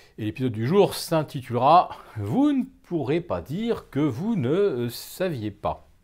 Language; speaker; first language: French; native; French